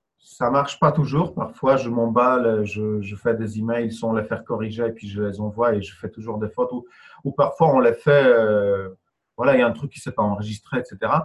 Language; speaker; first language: French; non-native, fluent; Polish